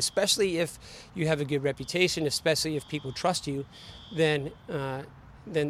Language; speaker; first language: English; native; English